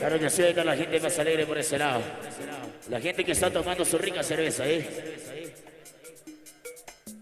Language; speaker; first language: Spanish; native; Spanish